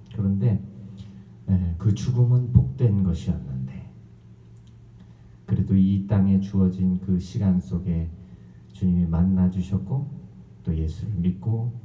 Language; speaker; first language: Korean; native; Korean